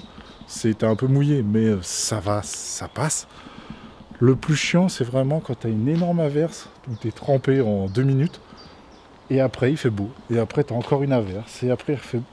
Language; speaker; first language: French; native; French